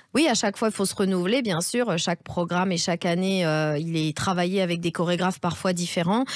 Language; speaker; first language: French; native; French